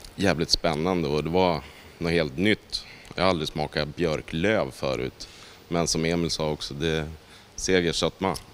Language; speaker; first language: Swedish; native; Swedish